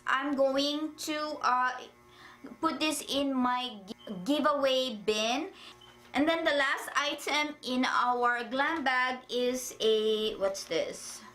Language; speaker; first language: English; non-native, fluent; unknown